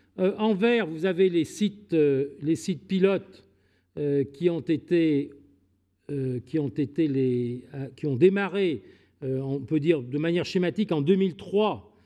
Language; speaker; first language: French; native; French